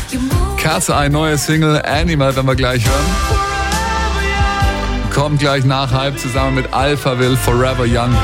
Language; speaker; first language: German; native; German